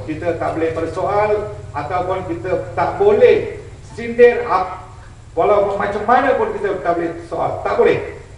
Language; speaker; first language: Malay; non-native, local second language; Tamil